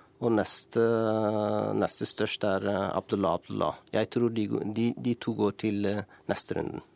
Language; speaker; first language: Norwegian; non-native, fluent; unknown